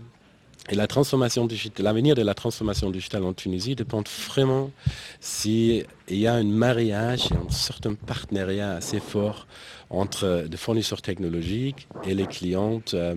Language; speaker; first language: French; non-native, fluent; German